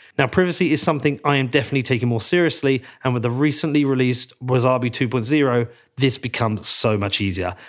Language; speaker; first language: English; native; English